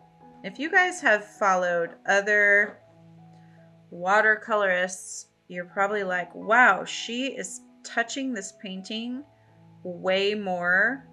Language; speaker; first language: English; native; English